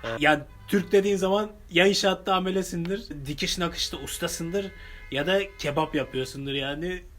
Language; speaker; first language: Turkish; native; Turkish